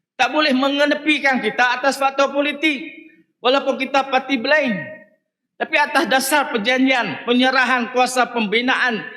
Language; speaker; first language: Malay; native; Malay